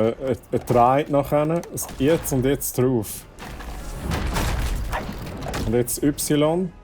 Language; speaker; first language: German; native; German